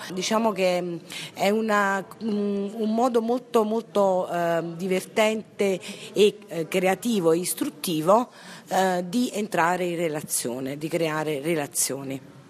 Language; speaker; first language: Italian; native; Italian